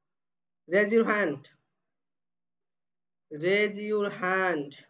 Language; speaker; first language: English; non-native, local second language; Bangla